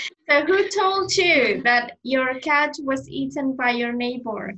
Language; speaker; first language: English; non-native, fluent; Indonesian